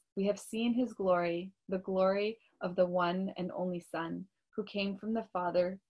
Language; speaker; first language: English; native; English